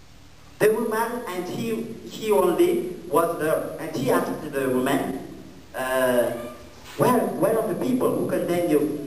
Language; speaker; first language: English; non-native, fluent; Malagasy